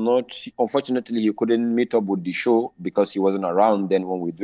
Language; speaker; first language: English; non-native, local second language; Hausa